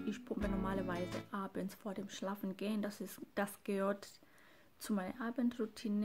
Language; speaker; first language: German; non-native, fluent; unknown